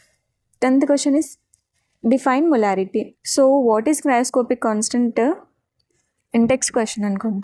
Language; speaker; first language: English; non-native, local second language; Telugu